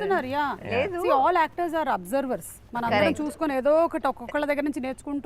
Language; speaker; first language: Telugu; native; Telugu